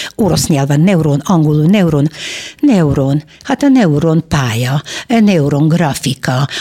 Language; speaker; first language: Hungarian; non-native, fluent; Russian